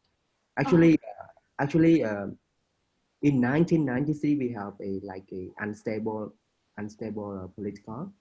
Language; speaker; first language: English; non-native, fluent; Khmer